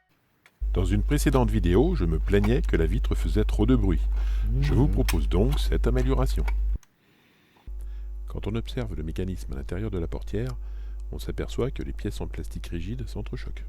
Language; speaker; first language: French; native; French